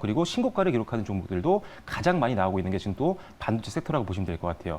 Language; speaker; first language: Korean; native; Korean